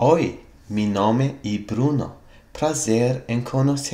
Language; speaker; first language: Portuguese; non-native, learner; English